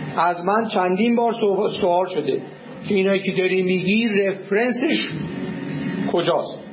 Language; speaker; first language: Persian; non-native, local second language; Azerbaijani